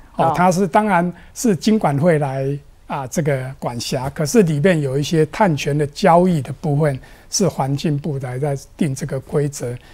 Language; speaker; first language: Chinese; native; Chinese